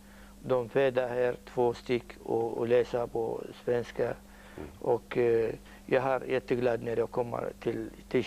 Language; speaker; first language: Swedish; non-native, learner; Arabic